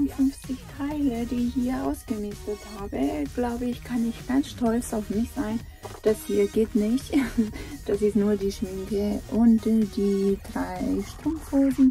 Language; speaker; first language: German; non-native, fluent; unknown